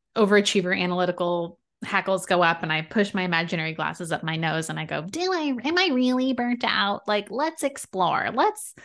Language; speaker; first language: English; native; English